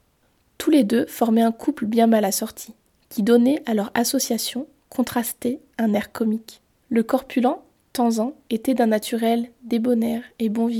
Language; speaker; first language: French; native; French